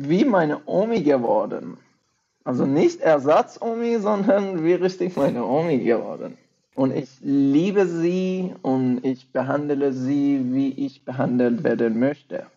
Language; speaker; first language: German; non-native, fluent; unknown